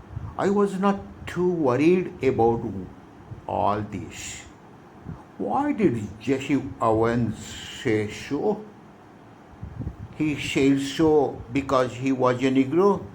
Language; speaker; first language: English; non-native, local second language; Odia